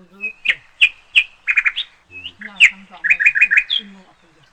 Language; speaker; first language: Korean; non-native, learner; Cebuano